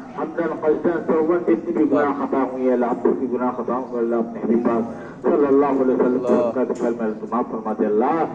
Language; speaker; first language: Urdu; native; Urdu